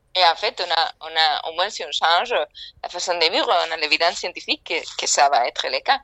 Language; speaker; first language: French; non-native, fluent; Spanish